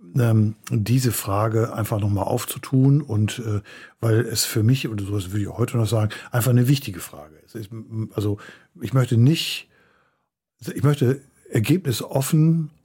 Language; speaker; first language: German; native; German